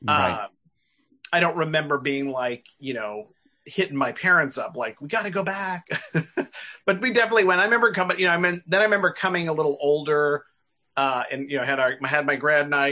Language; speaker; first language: English; native; English